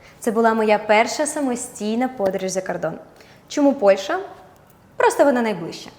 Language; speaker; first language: Ukrainian; non-native, local second language; Russian